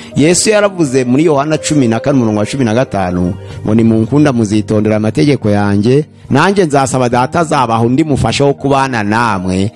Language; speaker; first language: Kinyarwanda; native; Kinyarwanda